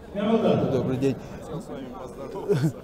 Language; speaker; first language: Russian; native; Russian